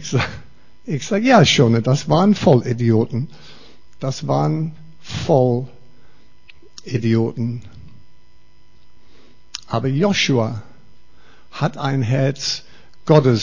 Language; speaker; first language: German; non-native, fluent; English